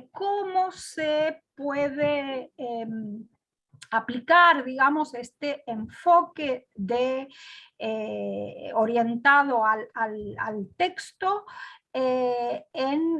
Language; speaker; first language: Spanish; non-native, fluent; Greek